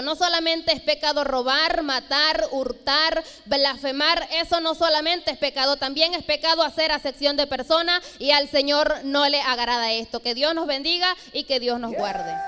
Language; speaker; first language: Spanish; native; Spanish